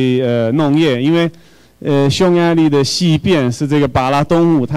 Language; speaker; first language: Chinese; non-native, fluent; Hungarian